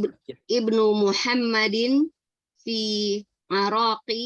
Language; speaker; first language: Arabic; non-native, learner; Indonesian